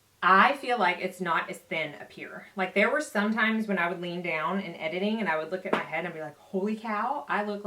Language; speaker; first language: English; native; English